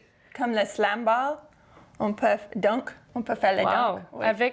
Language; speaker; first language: French; non-native, fluent; English